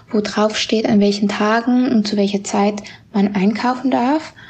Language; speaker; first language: German; native; German